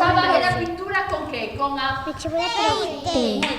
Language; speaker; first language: Spanish; native; Spanish